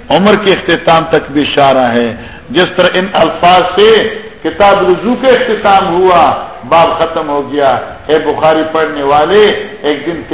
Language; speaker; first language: Urdu; non-native, local second language; Pashto